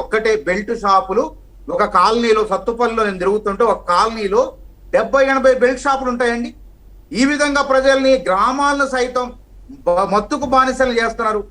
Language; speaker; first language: Telugu; native; Telugu